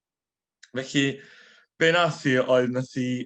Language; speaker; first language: Welsh; native; Welsh